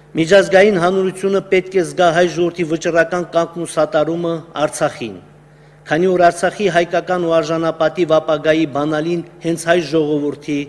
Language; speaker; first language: Armenian; native; Armenian